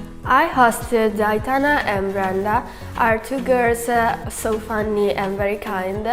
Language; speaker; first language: English; non-native, learner; Italian